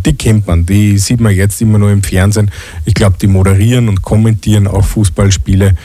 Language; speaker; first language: German; native; German